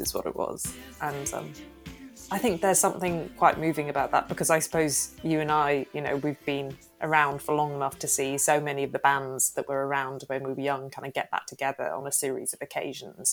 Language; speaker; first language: English; native; English